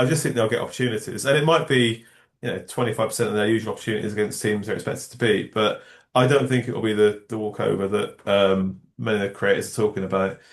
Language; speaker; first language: English; native; English